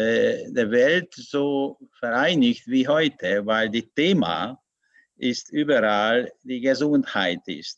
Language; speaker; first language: German; non-native, learner; Hungarian